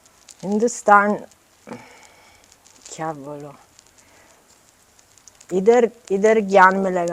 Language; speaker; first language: Hindi; non-native, learner; Italian